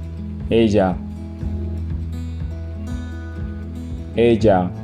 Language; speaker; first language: Spanish; non-native, fluent; Wolof